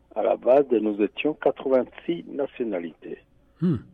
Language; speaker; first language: French; non-native, local second language; Rundi